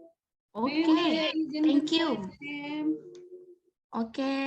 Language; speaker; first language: English; non-native, learner; Indonesian